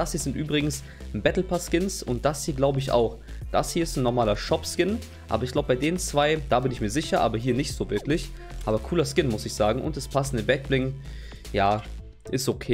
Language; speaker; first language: German; native; German